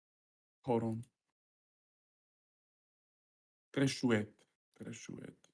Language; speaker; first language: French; non-native, learner; Russian